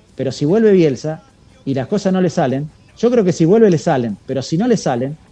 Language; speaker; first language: Spanish; native; Spanish